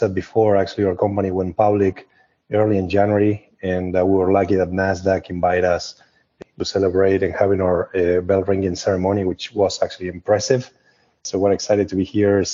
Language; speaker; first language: English; non-native, fluent; Spanish